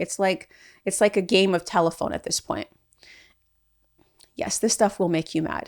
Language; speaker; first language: English; native; English